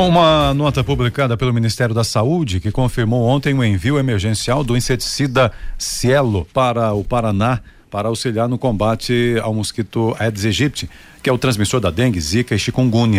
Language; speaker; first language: Portuguese; native; Portuguese